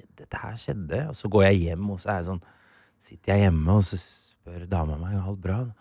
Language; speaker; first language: Norwegian; early bilingual, other home language; Swahili